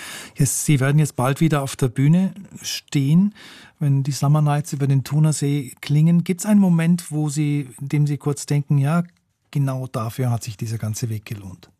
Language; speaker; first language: German; native; German